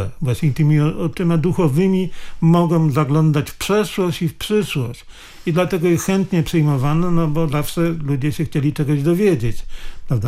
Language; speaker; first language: Polish; native; Polish